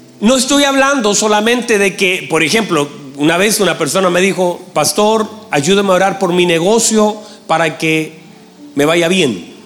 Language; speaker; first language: Spanish; native; Spanish